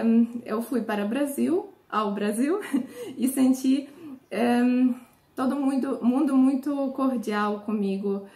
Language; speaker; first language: Portuguese; non-native, fluent; Polish